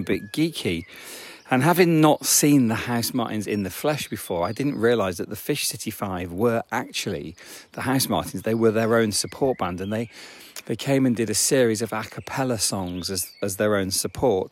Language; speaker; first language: English; native; English